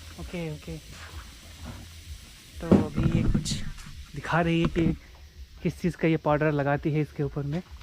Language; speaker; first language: Hindi; native; Hindi